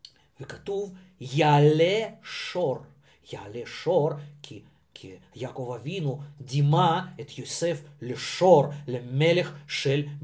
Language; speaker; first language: Hebrew; non-native, fluent; Russian